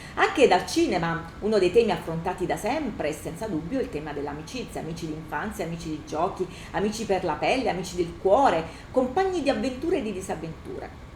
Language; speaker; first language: Italian; native; Italian